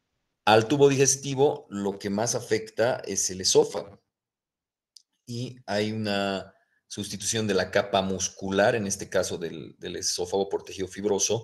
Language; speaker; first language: Spanish; native; Spanish